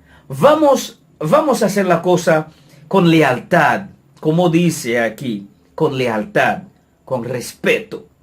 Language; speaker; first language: Spanish; non-native, fluent; Haitian Creole